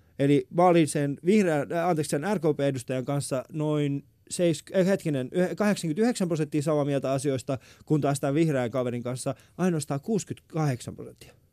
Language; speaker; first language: Finnish; early bilingual, other home language; Persian